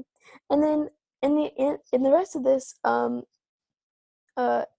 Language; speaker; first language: English; native; English